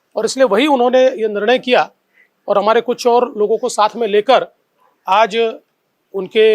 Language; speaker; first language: Hindi; non-native, local second language; Marathi